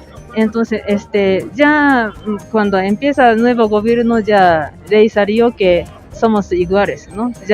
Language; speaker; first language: Spanish; non-native, learner; Japanese